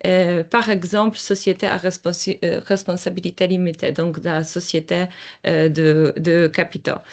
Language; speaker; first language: French; non-native, learner; Polish